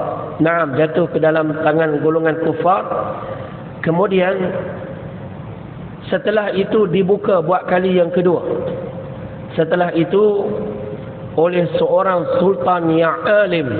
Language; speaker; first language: Malay; native; Malay